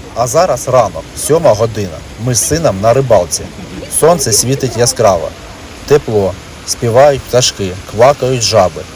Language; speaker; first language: Ukrainian; native; Ukrainian